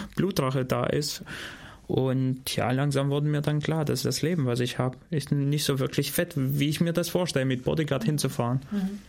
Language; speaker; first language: German; non-native, fluent; Albanian